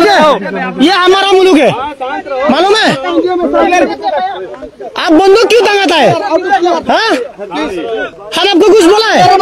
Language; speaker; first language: Hindi; non-native, learner; Bangla